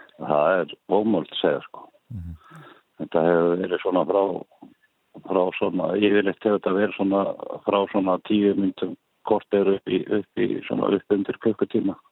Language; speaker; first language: Icelandic; native; Icelandic